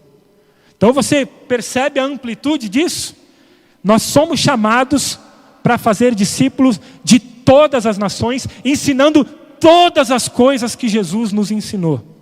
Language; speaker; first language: Portuguese; native; Portuguese